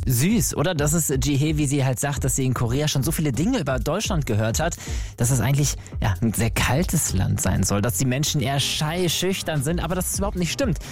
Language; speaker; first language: German; native; German